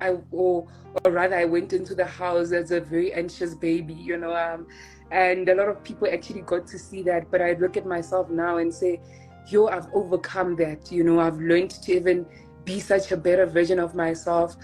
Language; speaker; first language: English; non-native, local second language; Tswana